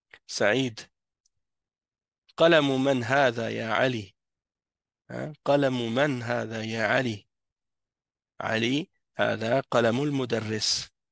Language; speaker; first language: Arabic; non-native, fluent; French